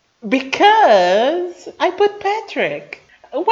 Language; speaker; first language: English; non-native, fluent; Portuguese